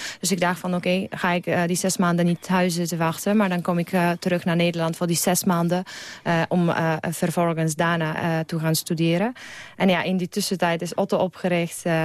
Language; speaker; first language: Dutch; non-native, fluent; Polish